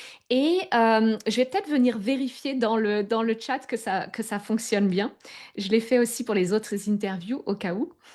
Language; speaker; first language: French; native; French